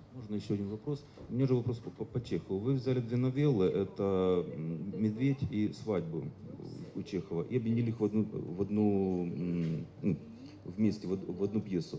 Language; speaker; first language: Russian; native; Russian